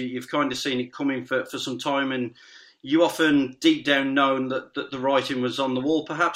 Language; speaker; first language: English; native; English